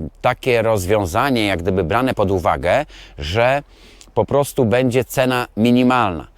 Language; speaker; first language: Polish; native; Polish